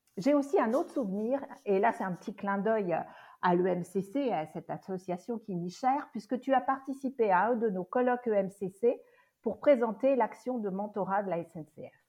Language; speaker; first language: French; native; French